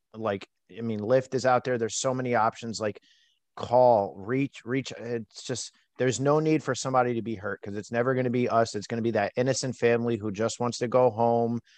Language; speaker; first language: English; native; English